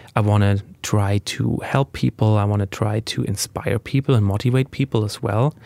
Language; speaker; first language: English; non-native, fluent; German